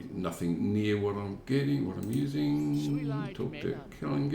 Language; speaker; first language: English; native; English